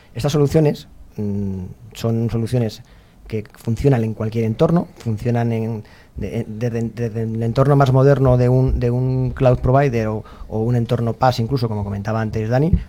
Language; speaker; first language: Spanish; native; Spanish